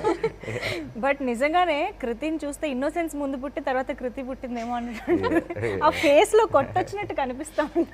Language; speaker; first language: Telugu; native; Telugu